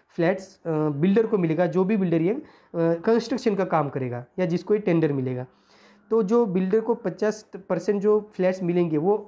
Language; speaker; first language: Hindi; non-native, local second language; Marathi